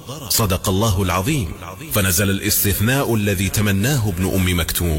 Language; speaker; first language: Arabic; native; Arabic